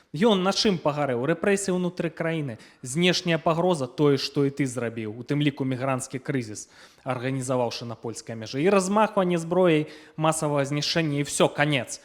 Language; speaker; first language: Belarusian; non-native, local second language; Russian